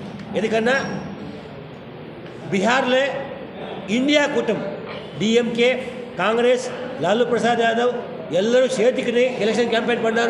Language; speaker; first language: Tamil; non-native, learner; Kannada